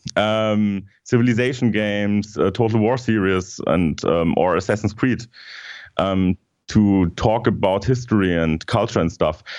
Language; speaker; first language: English; non-native, fluent; German